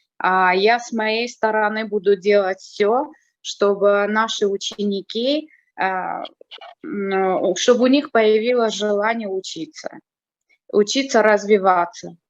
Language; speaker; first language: Russian; non-native, fluent; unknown